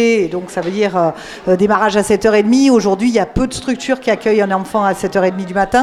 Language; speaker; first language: French; native; French